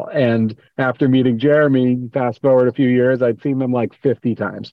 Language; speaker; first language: English; native; English